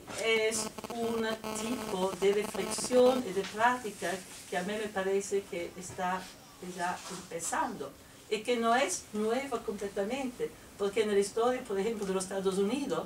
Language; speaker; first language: Spanish; non-native, fluent; Italian